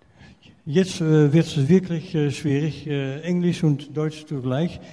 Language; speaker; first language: German; non-native, fluent; Dutch